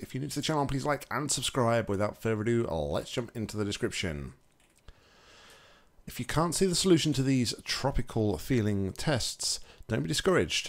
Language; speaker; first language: English; native; English